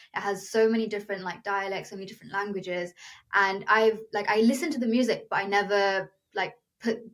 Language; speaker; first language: English; non-native, local second language; Telugu